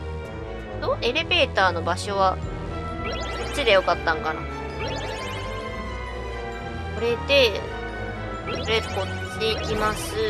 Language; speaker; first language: Japanese; native; Japanese